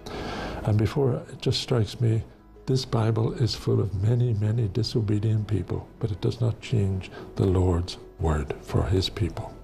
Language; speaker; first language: English; native; English